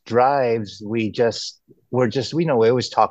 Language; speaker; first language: English; early bilingual, other home language; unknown